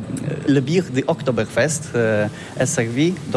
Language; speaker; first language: French; non-native, learner; Polish